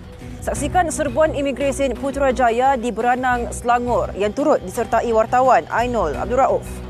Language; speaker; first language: Malay; native; Malay